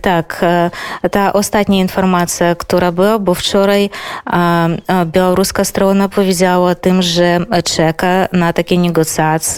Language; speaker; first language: Polish; non-native, fluent; Belarusian